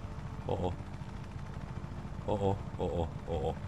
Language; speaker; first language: German; native; German